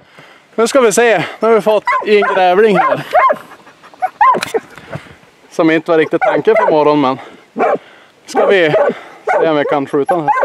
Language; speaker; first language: Swedish; native; Swedish